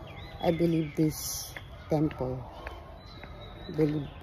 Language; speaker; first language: English; non-native, learner; Filipino